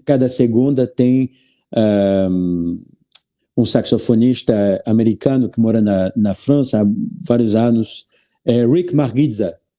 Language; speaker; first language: Portuguese; non-native, learner; French